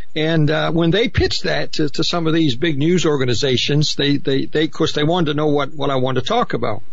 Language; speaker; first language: English; native; English